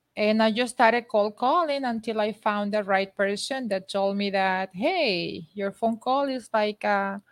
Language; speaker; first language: English; non-native, fluent; Spanish